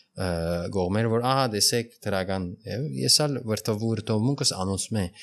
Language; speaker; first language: Armenian; early bilingual, heritage; Armenian